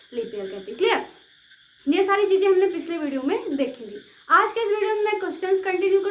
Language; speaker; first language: Hindi; native; Hindi